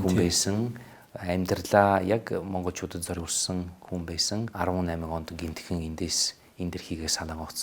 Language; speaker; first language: Mongolian; non-native, fluent; Italian